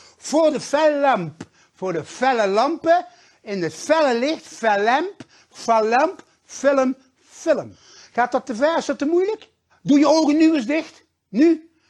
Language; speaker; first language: Dutch; native; Dutch